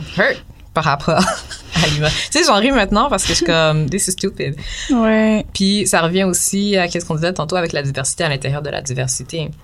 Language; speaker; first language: French; native; French